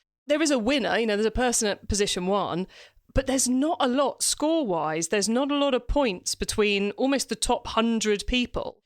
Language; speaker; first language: English; native; English